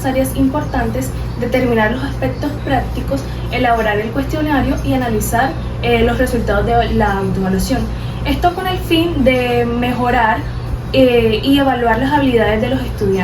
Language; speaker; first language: Spanish; native; Spanish